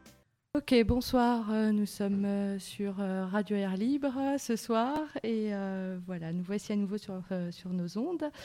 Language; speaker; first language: French; native; French